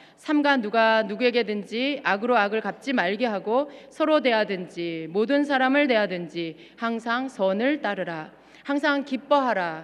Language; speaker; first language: Korean; native; Korean